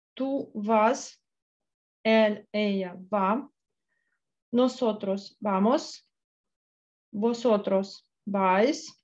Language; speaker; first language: Spanish; non-native, fluent; Russian